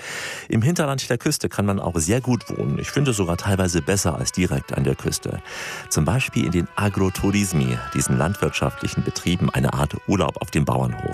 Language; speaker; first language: German; native; German